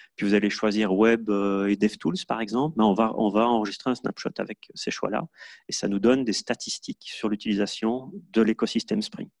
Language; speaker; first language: French; native; French